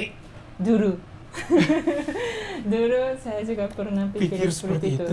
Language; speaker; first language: Indonesian; non-native, learner; Japanese